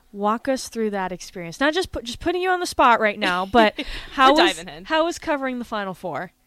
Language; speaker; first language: English; native; English